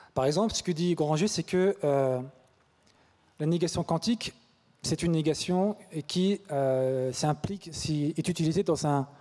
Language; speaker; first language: French; native; French